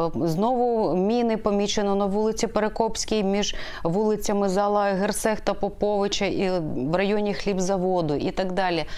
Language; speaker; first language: Ukrainian; native; Ukrainian